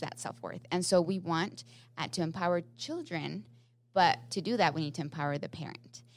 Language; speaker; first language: English; non-native, fluent; Spanish